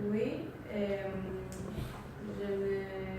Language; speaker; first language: French; non-native, learner; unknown